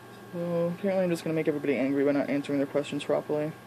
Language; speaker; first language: English; native; English